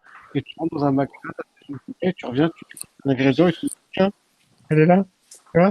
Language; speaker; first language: French; native; French